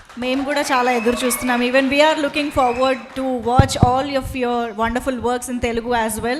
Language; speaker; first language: Telugu; native; Telugu